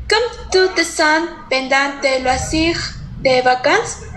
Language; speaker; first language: French; non-native, learner; Spanish